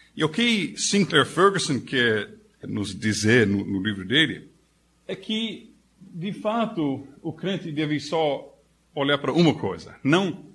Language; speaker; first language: Portuguese; non-native, fluent; English